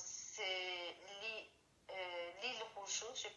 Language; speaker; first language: French; non-native, learner; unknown